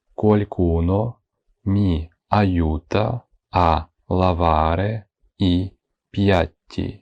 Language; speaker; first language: Italian; non-native, fluent; Ukrainian